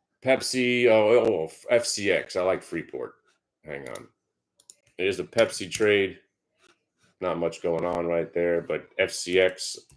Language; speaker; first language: English; native; English